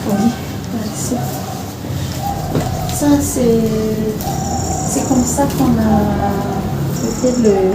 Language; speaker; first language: French; non-native, learner; Malagasy